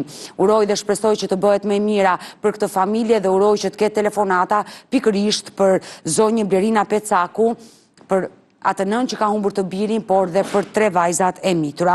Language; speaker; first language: Albanian; native; Albanian